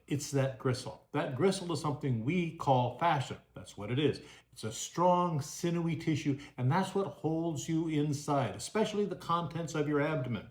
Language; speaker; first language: English; native; English